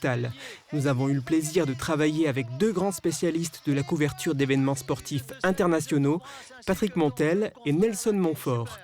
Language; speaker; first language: French; native; French